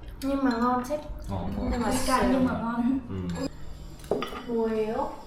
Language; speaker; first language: Korean; non-native, learner; Vietnamese